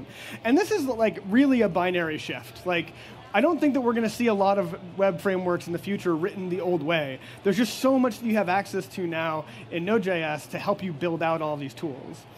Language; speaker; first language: English; native; English